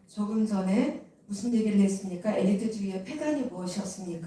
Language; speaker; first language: Korean; native; Korean